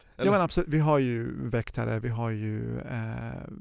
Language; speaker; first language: Swedish; early bilingual, other home language; Arabic